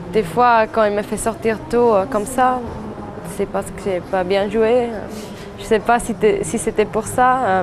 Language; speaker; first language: French; non-native, fluent; German